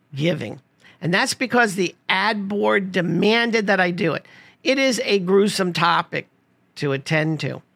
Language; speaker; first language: English; native; English